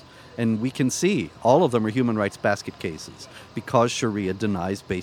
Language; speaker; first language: English; native; English